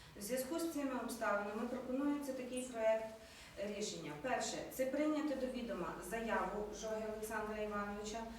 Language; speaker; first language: Ukrainian; native; Ukrainian